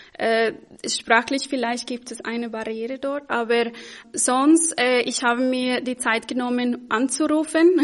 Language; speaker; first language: German; non-native, fluent; Spanish